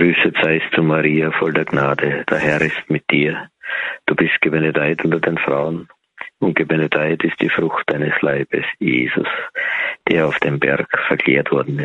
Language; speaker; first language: German; native; German